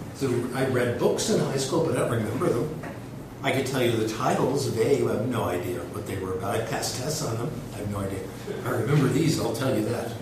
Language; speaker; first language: English; native; English